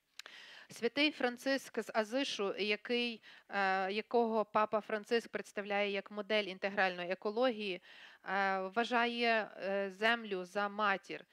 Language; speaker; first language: Ukrainian; native; Ukrainian